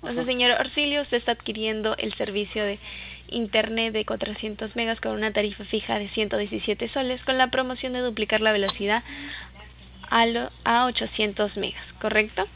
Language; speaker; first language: Spanish; native; Spanish